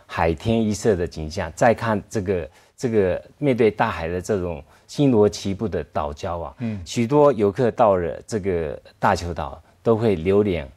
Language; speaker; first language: Chinese; native; Chinese